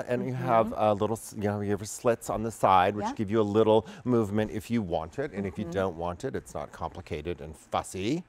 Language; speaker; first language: English; native; English